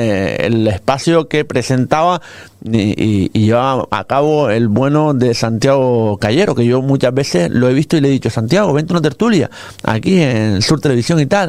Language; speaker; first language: Spanish; native; Spanish